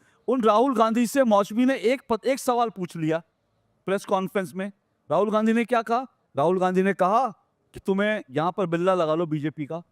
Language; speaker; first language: Hindi; native; Hindi